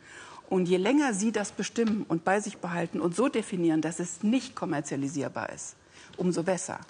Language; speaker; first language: German; native; German